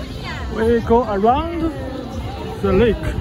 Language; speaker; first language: English; non-native, learner; Chinese